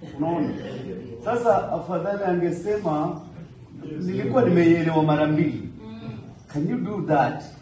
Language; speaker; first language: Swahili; non-native, local second language; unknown